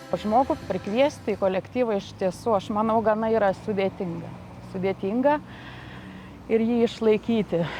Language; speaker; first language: Lithuanian; native; Lithuanian